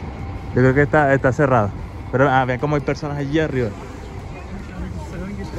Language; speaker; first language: Spanish; native; Spanish